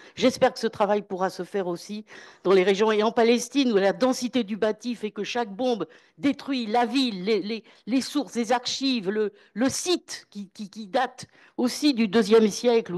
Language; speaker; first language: French; native; French